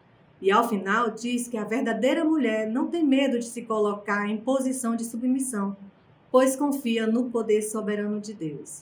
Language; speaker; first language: Portuguese; native; Portuguese